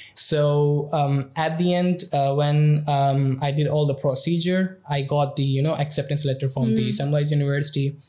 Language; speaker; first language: English; non-native, local second language; Urdu